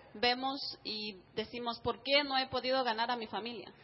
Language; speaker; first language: Spanish; native; Spanish